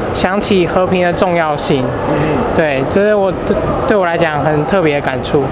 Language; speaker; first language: Chinese; native; Chinese